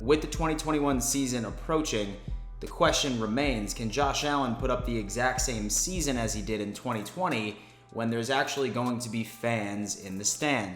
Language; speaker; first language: English; native; English